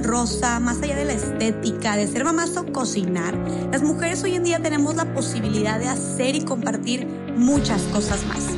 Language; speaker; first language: Spanish; native; Spanish